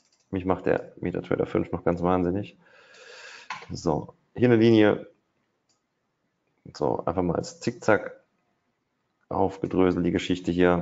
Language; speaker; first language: German; native; German